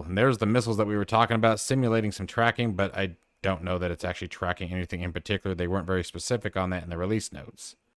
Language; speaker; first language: English; native; English